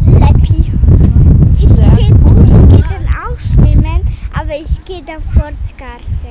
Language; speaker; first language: German; non-native, local second language; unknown